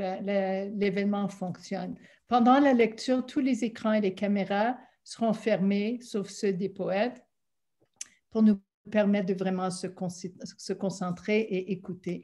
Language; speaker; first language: French; non-native, local second language; English